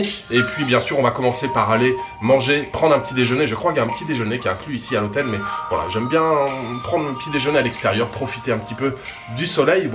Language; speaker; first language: French; native; French